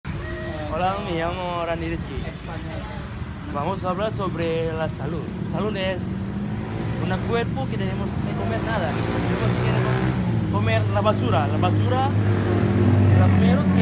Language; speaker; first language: Spanish; non-native, learner; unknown